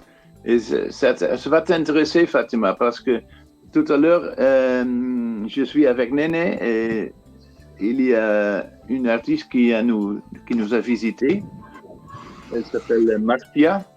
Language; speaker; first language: French; non-native, fluent; Dutch